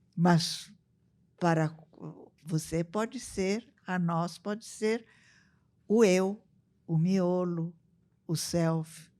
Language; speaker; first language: Portuguese; early bilingual, other home language; Italian